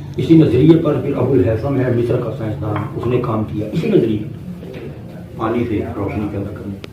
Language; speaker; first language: Urdu; non-native, local second language; Punjabi